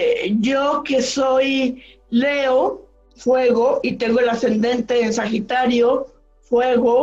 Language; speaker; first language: Spanish; native; Spanish